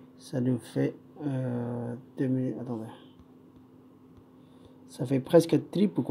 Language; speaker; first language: French; non-native, fluent; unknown